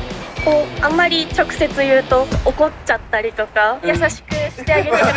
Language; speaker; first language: Japanese; native; Japanese